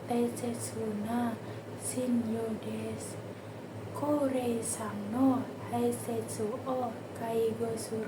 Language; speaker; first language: Japanese; non-native, learner; Indonesian